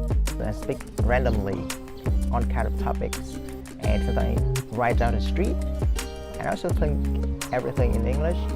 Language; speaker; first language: English; non-native, fluent; Vietnamese